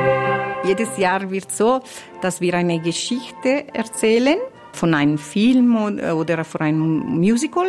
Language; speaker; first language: German; non-native, fluent; Italian